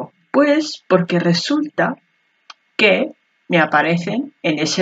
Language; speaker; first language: Spanish; native; Spanish